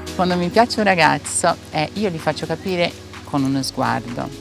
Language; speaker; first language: Italian; non-native, fluent; Portuguese